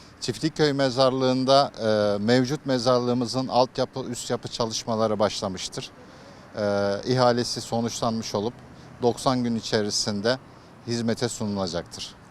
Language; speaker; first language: Turkish; native; Turkish